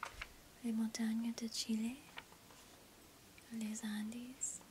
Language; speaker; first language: French; non-native, learner; English